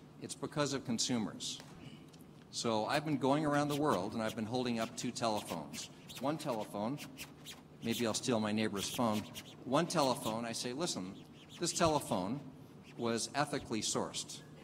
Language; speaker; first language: English; native; English